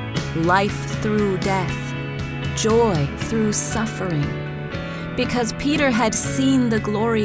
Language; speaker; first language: English; native; English